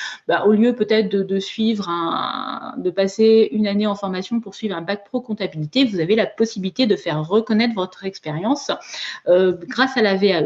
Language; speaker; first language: French; native; French